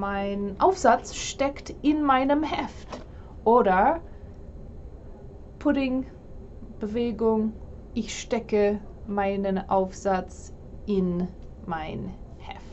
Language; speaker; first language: German; non-native, fluent; English